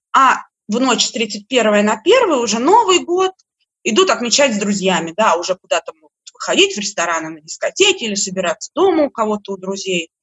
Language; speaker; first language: Russian; native; Russian